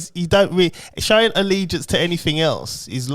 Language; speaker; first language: English; native; English